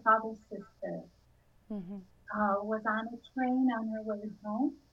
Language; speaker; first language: English; early bilingual, other home language; Indonesian